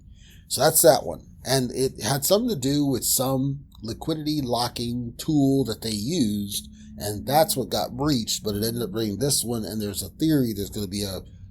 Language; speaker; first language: English; native; English